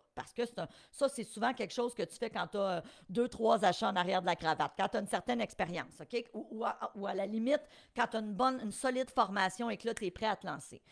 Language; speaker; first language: French; native; French